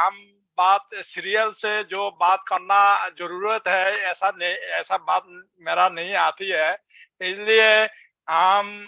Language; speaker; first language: Hindi; non-native, learner; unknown